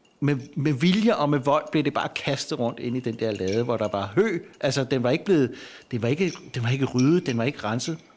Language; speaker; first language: Danish; native; Danish